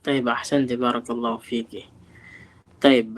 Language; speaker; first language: Arabic; non-native, fluent; Filipino